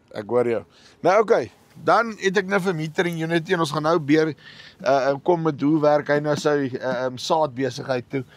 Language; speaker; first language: Afrikaans; native; Afrikaans